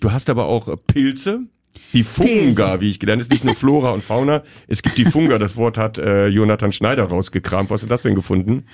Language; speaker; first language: German; native; German